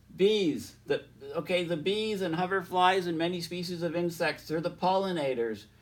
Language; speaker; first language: English; native; English